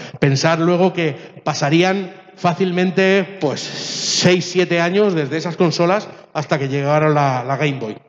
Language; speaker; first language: Spanish; early bilingual, other home language; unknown